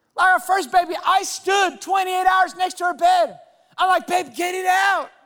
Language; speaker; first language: English; non-native, fluent; Swedish